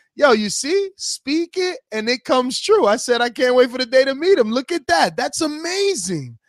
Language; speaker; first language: English; early bilingual, other home language; Spanish